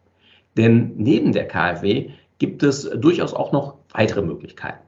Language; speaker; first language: German; native; German